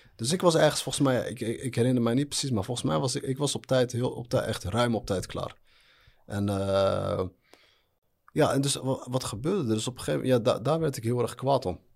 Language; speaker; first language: Dutch; early bilingual, other home language; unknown